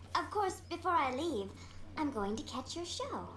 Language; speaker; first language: English; native; English